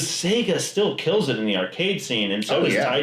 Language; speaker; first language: English; native; English